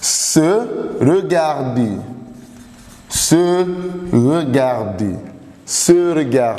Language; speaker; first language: French; non-native, fluent; English